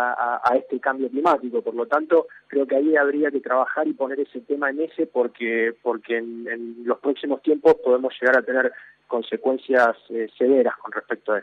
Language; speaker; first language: Spanish; native; Spanish